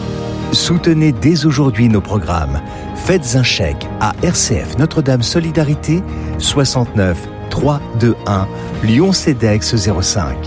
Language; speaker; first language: French; native; French